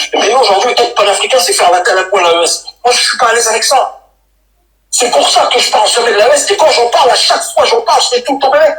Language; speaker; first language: French; native; French